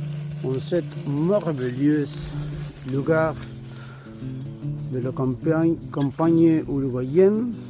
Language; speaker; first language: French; non-native, learner; Spanish